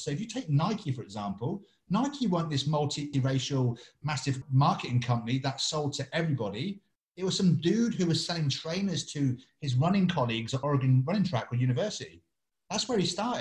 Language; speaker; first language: English; native; English